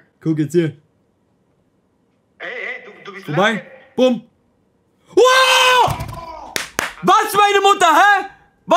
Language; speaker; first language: German; native; German